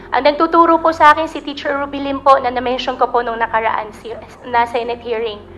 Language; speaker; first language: Filipino; native; Filipino